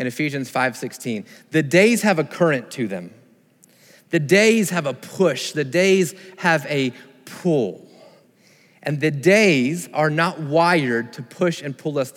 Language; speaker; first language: English; native; English